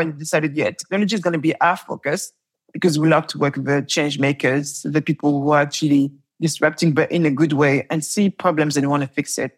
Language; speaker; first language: English; non-native, fluent; French